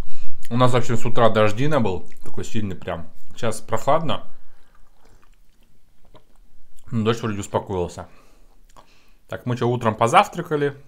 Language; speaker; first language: Russian; native; Russian